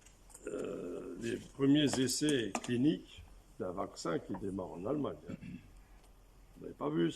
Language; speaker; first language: French; native; French